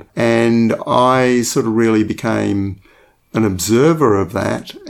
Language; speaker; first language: English; native; English